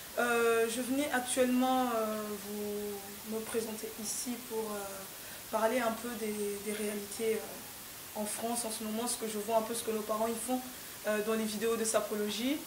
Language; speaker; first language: French; non-native, local second language; Lingala